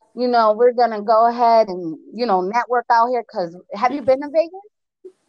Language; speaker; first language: English; early bilingual, other home language; Spanish